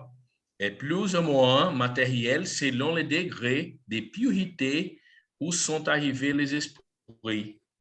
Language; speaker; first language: French; non-native, learner; Portuguese